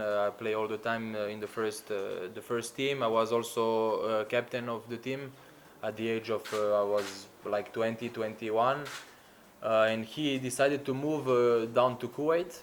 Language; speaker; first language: English; non-native, learner; Slovenian